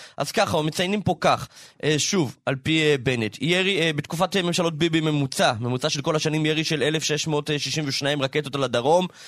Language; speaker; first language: Hebrew; native; Hebrew